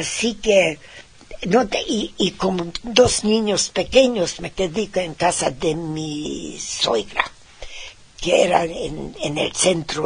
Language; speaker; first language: Spanish; non-native, fluent; Hungarian